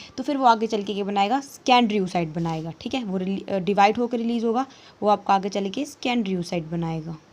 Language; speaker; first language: Hindi; native; Hindi